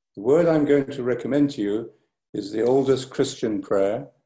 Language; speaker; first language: English; native; English